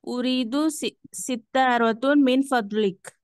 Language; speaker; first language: Arabic; non-native, learner; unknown